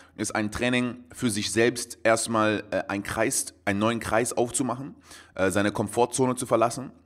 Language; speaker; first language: German; native; German